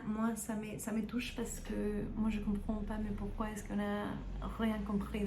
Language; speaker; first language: French; non-native, learner; Spanish